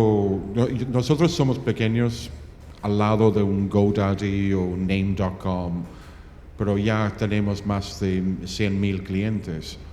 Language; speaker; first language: Spanish; non-native, fluent; English